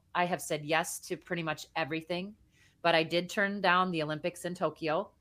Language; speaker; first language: English; native; English